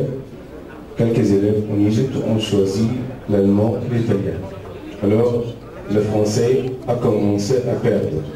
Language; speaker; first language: French; non-native, fluent; Arabic